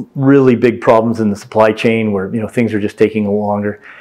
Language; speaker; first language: English; native; English